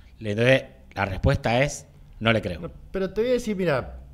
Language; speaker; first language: Spanish; native; Spanish